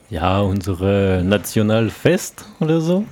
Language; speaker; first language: German; non-native, learner; French